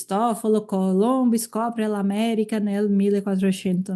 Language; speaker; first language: Italian; non-native, fluent; Portuguese